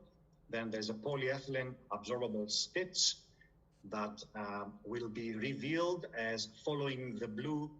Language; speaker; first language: English; non-native, fluent; Greek